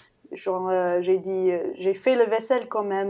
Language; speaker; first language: French; non-native, fluent; English